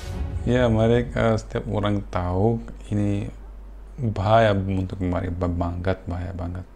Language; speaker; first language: Indonesian; non-native, fluent; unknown